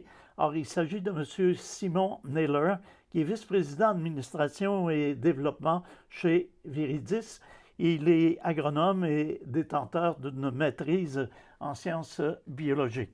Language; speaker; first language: French; native; French